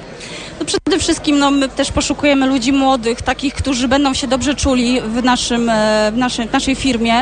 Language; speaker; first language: Polish; native; Polish